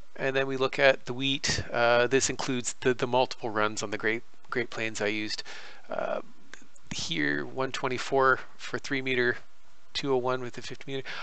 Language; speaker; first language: English; native; English